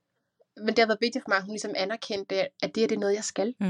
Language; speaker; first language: Danish; native; Danish